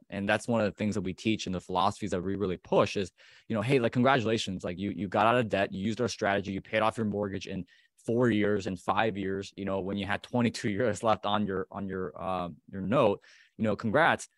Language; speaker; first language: English; native; English